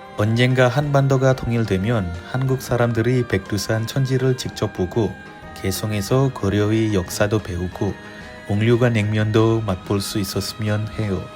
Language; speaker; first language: Korean; non-native, fluent; Indonesian